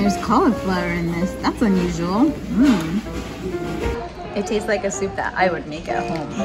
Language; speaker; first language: English; native; English